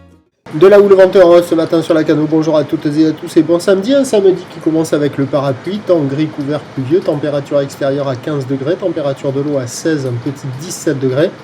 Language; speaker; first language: French; native; French